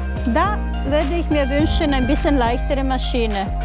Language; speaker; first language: German; non-native, fluent; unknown